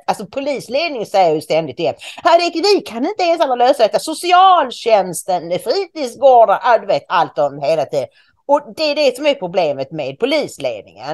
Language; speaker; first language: Swedish; native; Swedish